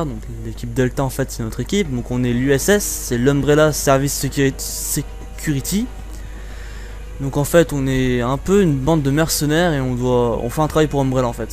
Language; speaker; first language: French; native; French